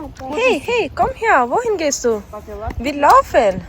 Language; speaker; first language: German; non-native, learner; Telugu